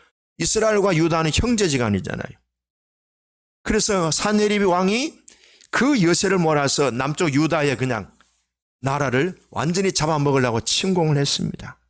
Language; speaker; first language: Korean; native; Korean